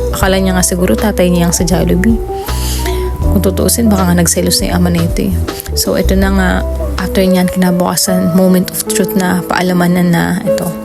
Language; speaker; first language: Filipino; native; Filipino